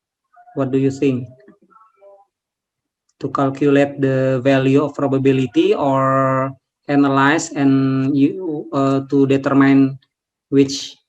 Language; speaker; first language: English; non-native, learner; Indonesian